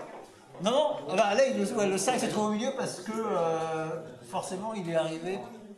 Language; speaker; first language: French; native; French